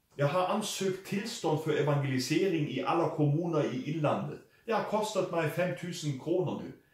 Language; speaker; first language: Swedish; non-native, fluent; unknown